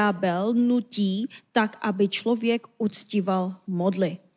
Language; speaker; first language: Czech; non-native, fluent; Korean